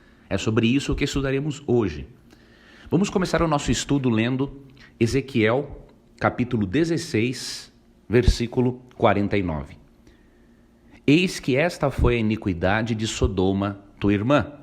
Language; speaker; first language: Portuguese; native; Portuguese